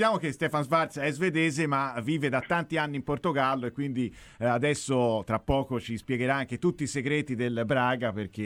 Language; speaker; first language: Italian; native; Italian